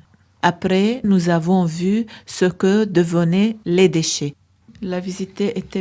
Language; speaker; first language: French; non-native, learner; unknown